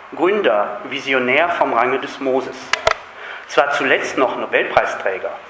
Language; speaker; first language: German; native; German